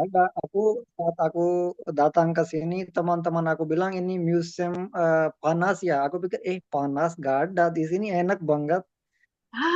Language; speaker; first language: Indonesian; non-native, learner; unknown